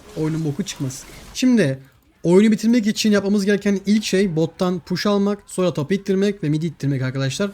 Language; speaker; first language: Turkish; native; Turkish